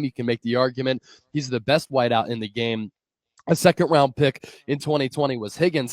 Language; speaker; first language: English; native; English